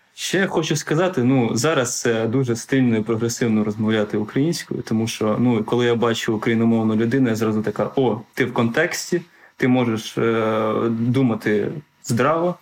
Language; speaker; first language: Ukrainian; non-native, local second language; Russian